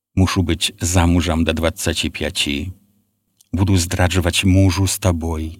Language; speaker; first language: Belarusian; native; Belarusian